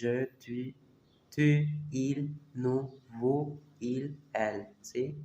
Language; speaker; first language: French; non-native, fluent; Spanish